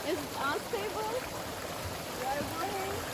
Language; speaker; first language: English; non-native, learner; Turkish